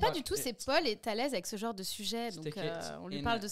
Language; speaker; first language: French; native; French